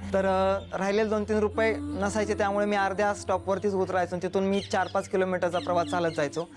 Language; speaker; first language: Marathi; native; Marathi